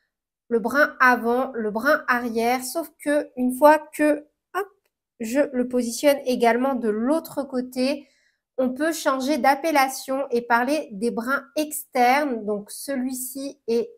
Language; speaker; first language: French; native; French